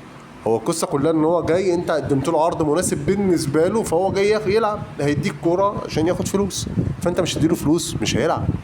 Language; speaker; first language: Arabic; native; Arabic